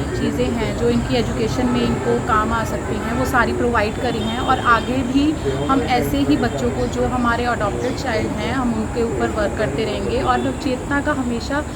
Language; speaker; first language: Hindi; native; Hindi